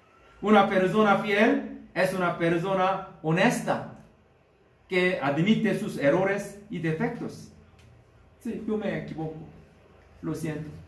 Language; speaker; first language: Spanish; non-native, learner; Korean